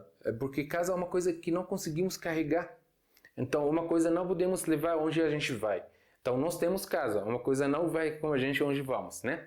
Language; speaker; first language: Portuguese; non-native, fluent; Arabic